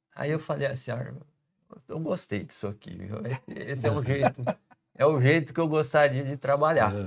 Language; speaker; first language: Portuguese; native; Portuguese